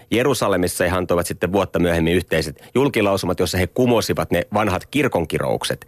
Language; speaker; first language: Finnish; native; Finnish